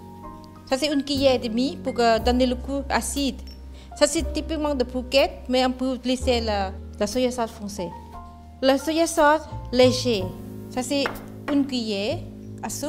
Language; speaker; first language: French; non-native, fluent; Thai